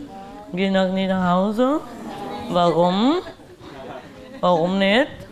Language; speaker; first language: German; non-native, learner; Vietnamese